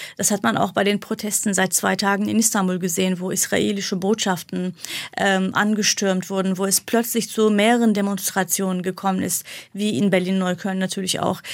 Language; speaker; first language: German; non-native, fluent; Kurdish